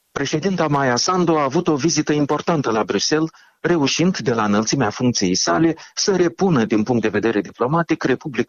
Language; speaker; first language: Romanian; native; Romanian